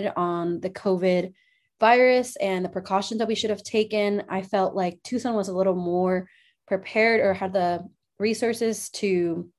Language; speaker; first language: English; early bilingual, other home language; Spanish